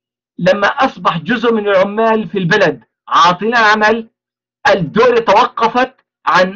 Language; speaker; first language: Arabic; native; Arabic